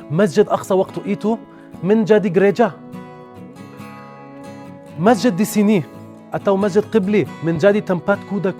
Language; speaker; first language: Indonesian; non-native, learner; Arabic